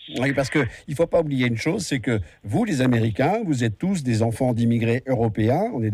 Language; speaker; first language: French; native; French